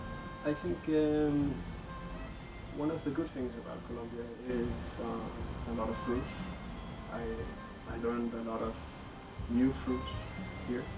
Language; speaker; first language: English; non-native, fluent; Danish